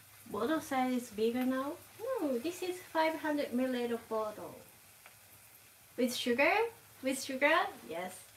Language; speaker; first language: English; non-native, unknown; Japanese